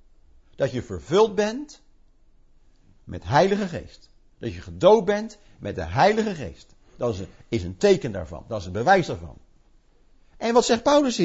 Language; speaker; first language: Dutch; native; Dutch